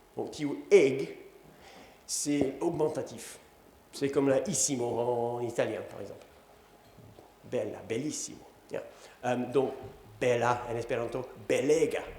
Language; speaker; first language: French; non-native, fluent; English